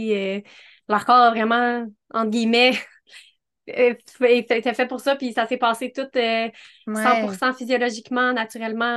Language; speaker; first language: French; native; French